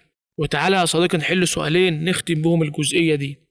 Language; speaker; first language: Arabic; native; Arabic